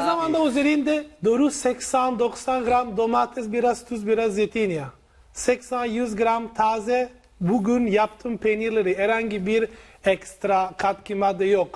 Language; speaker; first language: Turkish; non-native, learner; Italian